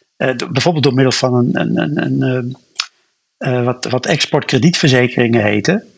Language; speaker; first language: Dutch; native; Dutch